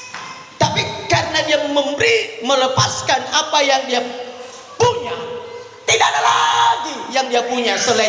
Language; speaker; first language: Indonesian; native; Indonesian